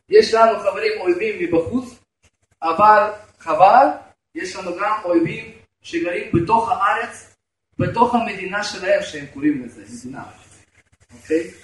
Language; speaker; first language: Hebrew; non-native, fluent; Russian